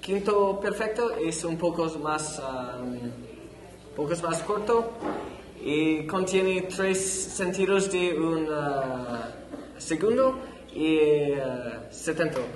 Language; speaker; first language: Spanish; non-native, learner; English